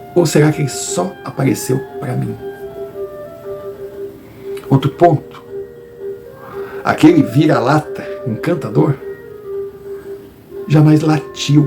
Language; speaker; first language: Portuguese; native; Portuguese